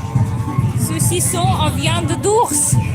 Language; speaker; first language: French; non-native, fluent; Russian